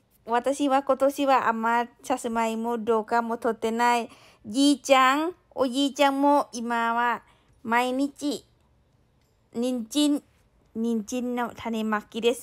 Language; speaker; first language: Japanese; non-native, learner; Thai